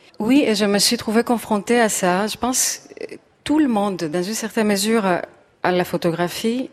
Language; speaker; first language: French; non-native, fluent; Greek